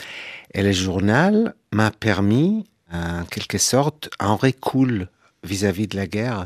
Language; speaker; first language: French; non-native, fluent; Hebrew